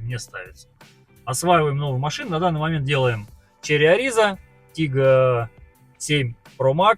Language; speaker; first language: Russian; native; Russian